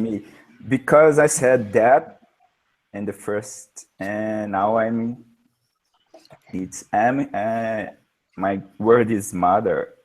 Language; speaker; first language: English; non-native, learner; Portuguese